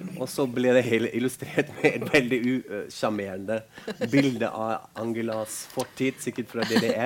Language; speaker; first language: Norwegian; non-native, fluent; German